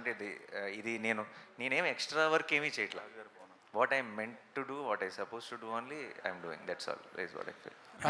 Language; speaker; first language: Telugu; native; Telugu